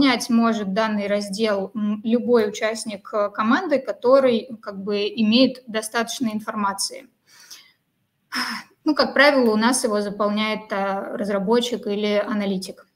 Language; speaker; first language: Russian; native; Russian